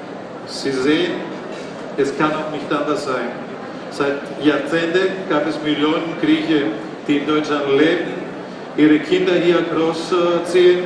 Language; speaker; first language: German; non-native, fluent; Greek